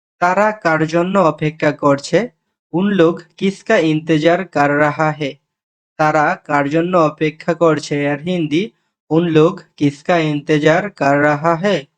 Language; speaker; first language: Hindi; non-native, learner; Bangla